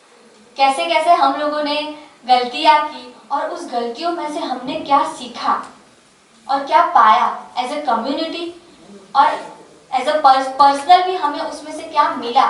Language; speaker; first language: Hindi; native; Hindi